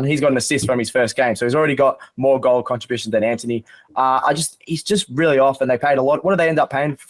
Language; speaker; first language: English; native; English